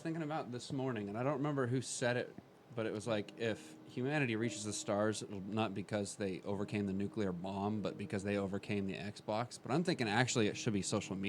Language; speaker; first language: English; native; English